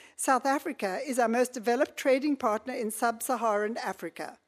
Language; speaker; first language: English; native; English